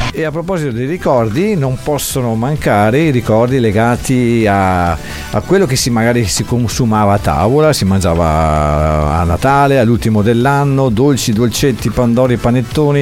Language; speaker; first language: Italian; native; Italian